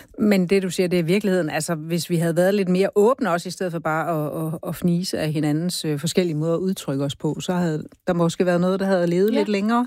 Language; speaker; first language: Danish; native; Danish